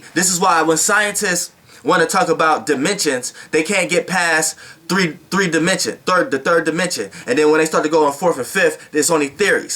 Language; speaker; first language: English; native; English